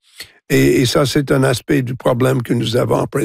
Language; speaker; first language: French; non-native, local second language; English